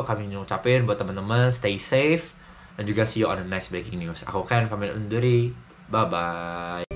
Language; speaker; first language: Indonesian; native; Indonesian